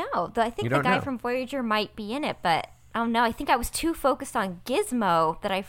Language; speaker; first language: English; early bilingual, other home language; Persian